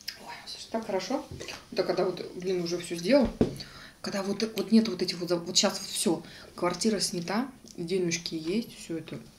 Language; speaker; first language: Russian; native; Russian